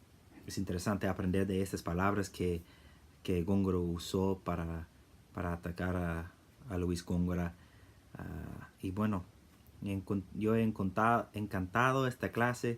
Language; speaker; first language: Spanish; non-native, fluent; English